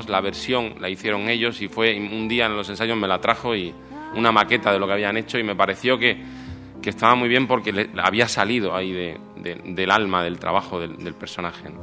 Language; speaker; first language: Spanish; native; Spanish